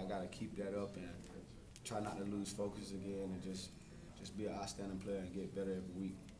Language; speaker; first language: English; native; English